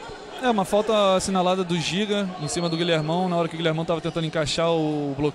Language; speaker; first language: Portuguese; native; Portuguese